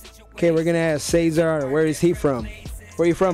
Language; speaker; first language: English; native; English